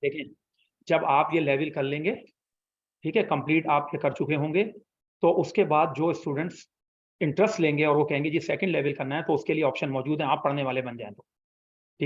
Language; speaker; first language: Urdu; native; Urdu